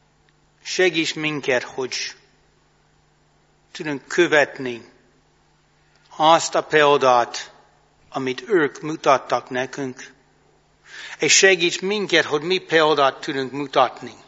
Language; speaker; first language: Hungarian; non-native, fluent; English